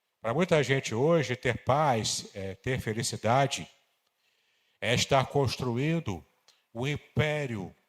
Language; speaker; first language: Portuguese; native; Portuguese